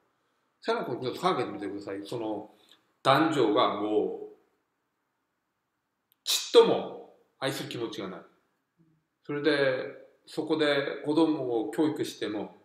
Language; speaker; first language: Japanese; non-native, fluent; Korean